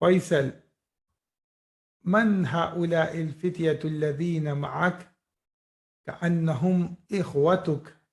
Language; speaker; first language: Arabic; non-native, fluent; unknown